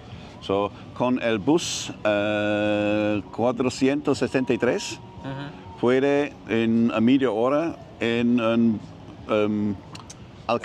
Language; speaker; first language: Spanish; non-native, learner; English